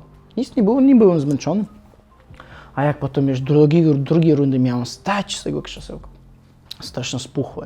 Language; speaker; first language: Polish; non-native, fluent; Chechen